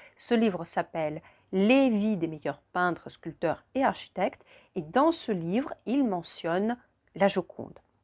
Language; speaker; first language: French; non-native, fluent; Russian